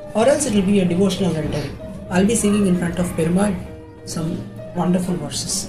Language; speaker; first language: English; non-native, local second language; Tamil